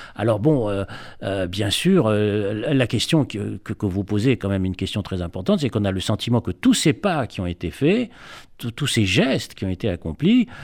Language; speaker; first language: French; native; French